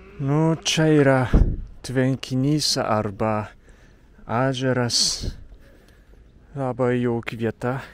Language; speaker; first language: Lithuanian; non-native, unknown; Japanese